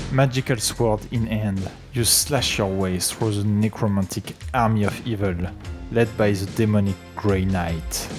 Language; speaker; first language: English; non-native, fluent; French